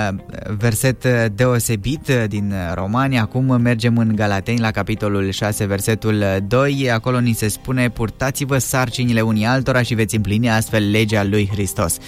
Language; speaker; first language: Romanian; native; Romanian